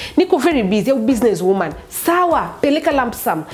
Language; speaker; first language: English; non-native, local second language; Swahili